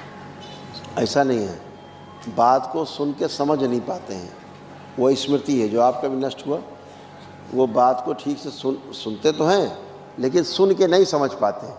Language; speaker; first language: Hindi; native; Hindi